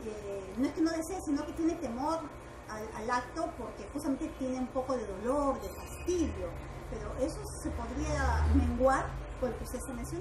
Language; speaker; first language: Spanish; native; Spanish